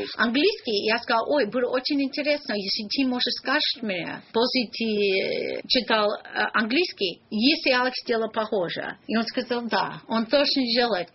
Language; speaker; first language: Russian; non-native, learner; English